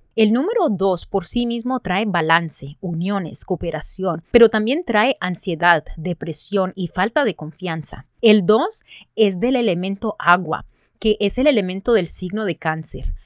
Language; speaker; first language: Spanish; early bilingual, other home language; English